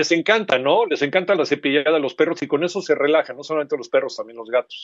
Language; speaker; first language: Spanish; native; Spanish